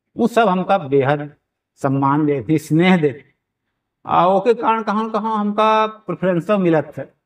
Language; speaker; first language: Hindi; native; Hindi